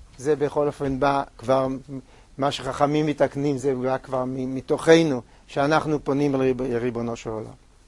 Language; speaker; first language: Hebrew; native; Hebrew